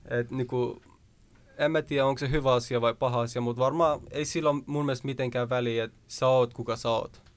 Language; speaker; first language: Finnish; early bilingual, other home language; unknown